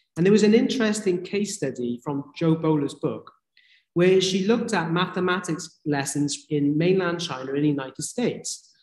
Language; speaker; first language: English; native; English